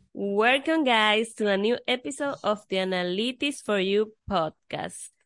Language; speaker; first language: English; non-native, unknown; Spanish